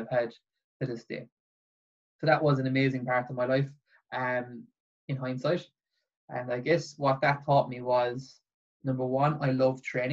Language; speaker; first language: English; native; English